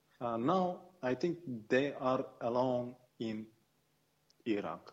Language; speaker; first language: English; non-native, fluent; Kurdish